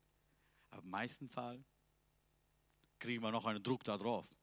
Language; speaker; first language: German; non-native, learner; Tamil